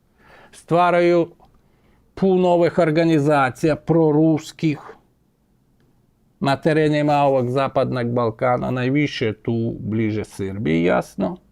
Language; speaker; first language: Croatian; non-native, fluent; Ukrainian